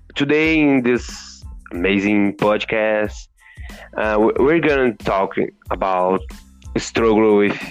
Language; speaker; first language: English; non-native, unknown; Portuguese